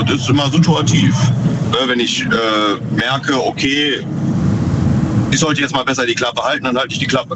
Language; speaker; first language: German; native; German